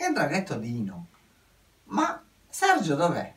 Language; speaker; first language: Italian; native; Italian